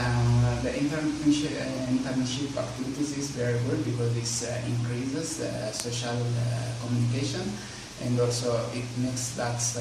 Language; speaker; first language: English; non-native, learner; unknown